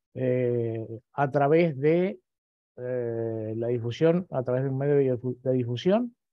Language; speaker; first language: Spanish; native; Spanish